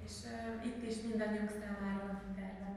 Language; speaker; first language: Hungarian; native; Hungarian